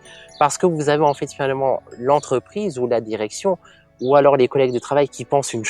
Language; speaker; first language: French; native; French